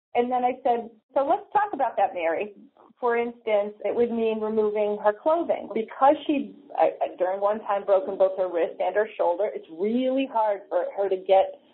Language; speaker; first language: English; native; English